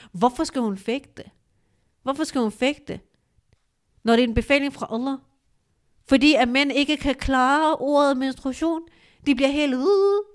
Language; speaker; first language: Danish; early bilingual, other home language; Urdu